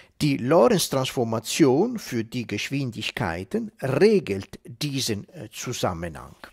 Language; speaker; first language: German; non-native, fluent; Italian